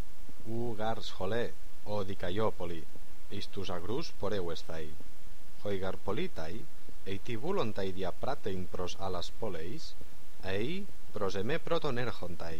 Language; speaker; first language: Greek; non-native, fluent; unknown